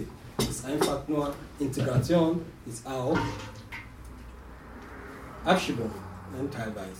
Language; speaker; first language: German; non-native, learner; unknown